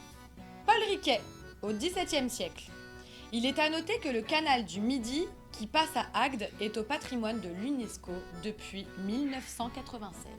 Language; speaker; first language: French; native; French